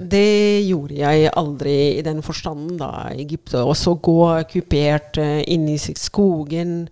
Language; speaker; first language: Norwegian; non-native, fluent; Arabic